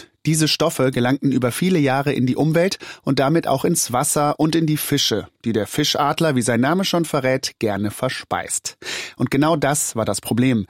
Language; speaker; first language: German; native; German